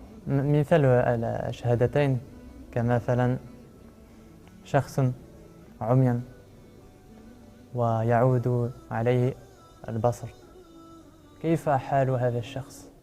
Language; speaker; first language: Arabic; non-native, learner; French